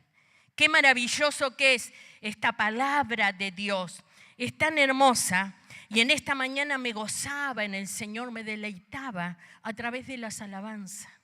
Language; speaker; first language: Spanish; native; Spanish